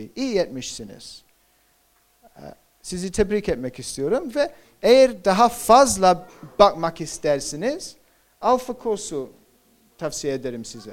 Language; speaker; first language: Turkish; non-native, fluent; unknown